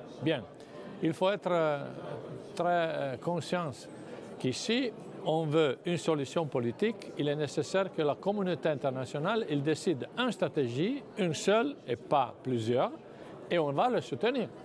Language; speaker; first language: French; non-native, fluent; Italian